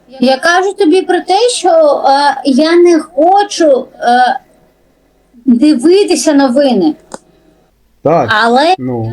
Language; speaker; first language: Ukrainian; non-native, learner; Russian